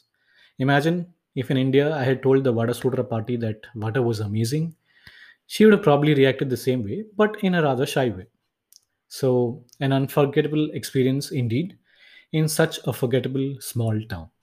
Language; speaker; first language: English; non-native, local second language; Tamil